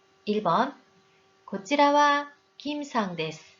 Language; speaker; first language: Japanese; non-native, fluent; Korean